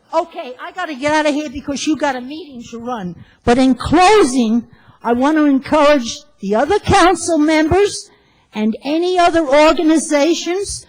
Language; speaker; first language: English; native; English